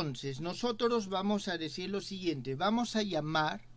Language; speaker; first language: Spanish; native; Spanish